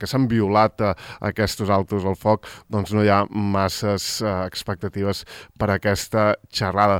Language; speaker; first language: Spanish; non-native, local second language; Catalan